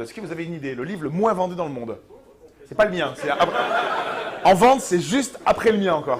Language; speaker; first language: French; native; French